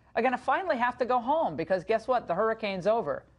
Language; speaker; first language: English; native; English